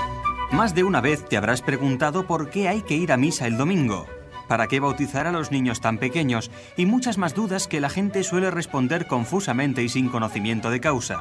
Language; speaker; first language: Spanish; native; Spanish